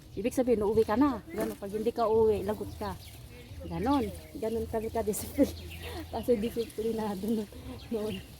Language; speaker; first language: Filipino; non-native, local second language; Iloko